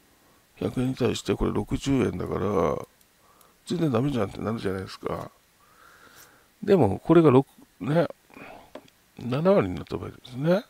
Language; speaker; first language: Japanese; native; Japanese